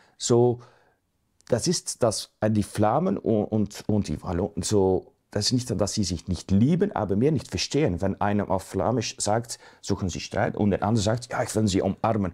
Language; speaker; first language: German; non-native, learner; Dutch